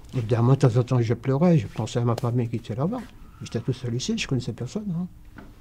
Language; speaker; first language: French; native; French